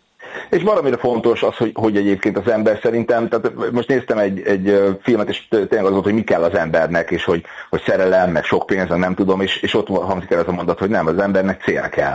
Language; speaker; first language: Hungarian; native; Hungarian